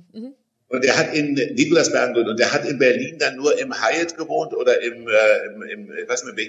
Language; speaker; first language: German; native; German